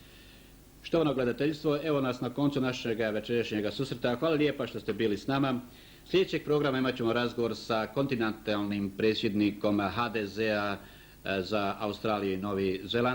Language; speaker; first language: Croatian; native; Croatian